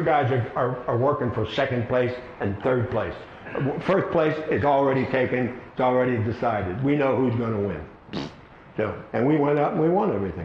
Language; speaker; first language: English; native; English